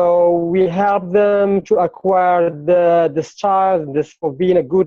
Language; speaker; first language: English; non-native, fluent; Arabic